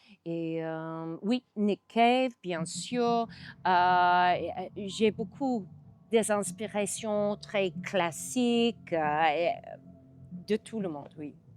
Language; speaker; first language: French; non-native, learner; English